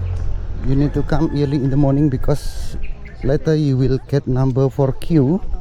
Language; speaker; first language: English; non-native, fluent; Indonesian